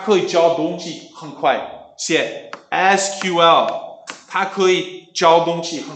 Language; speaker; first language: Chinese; non-native, learner; English